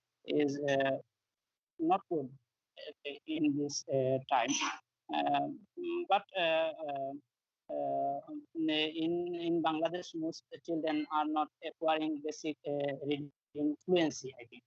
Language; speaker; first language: English; non-native, learner; Bangla